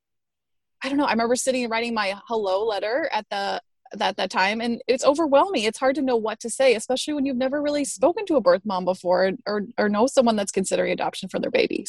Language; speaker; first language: English; native; English